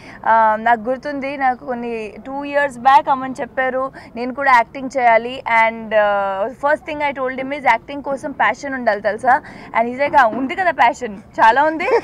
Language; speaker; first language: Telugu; non-native, learner; Punjabi